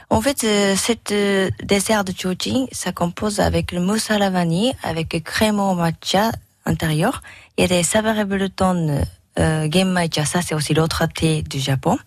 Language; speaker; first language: French; non-native, learner; Japanese